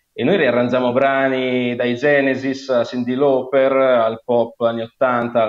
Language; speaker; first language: Italian; native; Italian